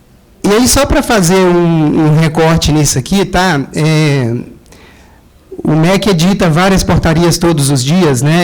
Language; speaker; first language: Portuguese; native; Portuguese